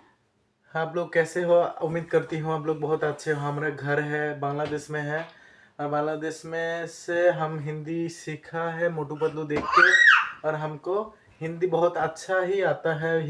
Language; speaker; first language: Hindi; non-native, learner; Bangla